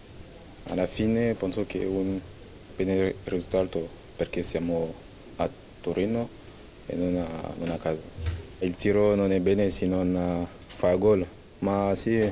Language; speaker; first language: Italian; non-native, fluent; French